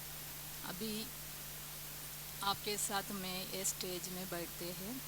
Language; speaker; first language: Hindi; non-native, local second language; Malayalam